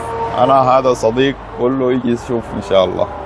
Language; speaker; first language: Arabic; non-native, learner; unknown